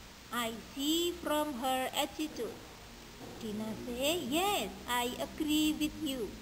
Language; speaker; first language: English; non-native, fluent; Indonesian